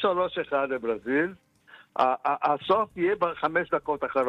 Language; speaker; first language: Hebrew; non-native, fluent; Portuguese